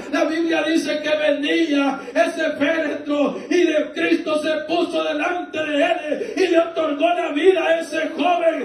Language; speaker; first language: Spanish; native; Spanish